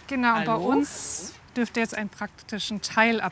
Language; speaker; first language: German; native; German